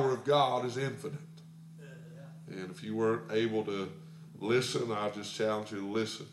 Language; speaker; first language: English; native; English